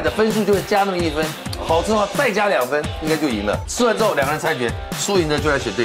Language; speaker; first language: Chinese; native; Chinese